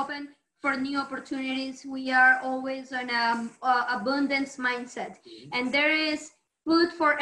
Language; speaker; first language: English; non-native, fluent; Spanish